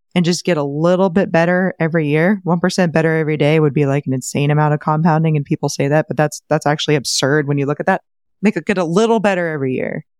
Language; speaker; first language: English; native; English